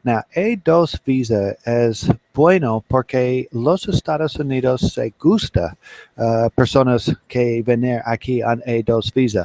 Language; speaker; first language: Spanish; non-native, learner; English